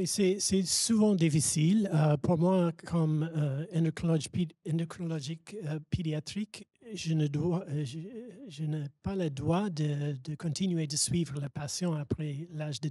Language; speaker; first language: French; non-native, fluent; English